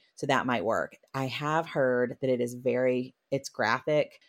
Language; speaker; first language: English; native; English